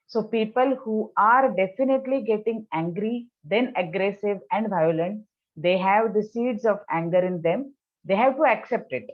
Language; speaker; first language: English; non-native, local second language; Marathi